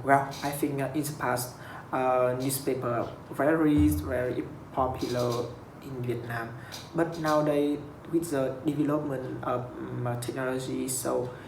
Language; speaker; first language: English; non-native, learner; Vietnamese